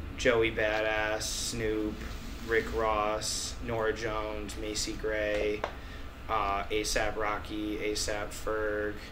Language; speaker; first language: English; native; English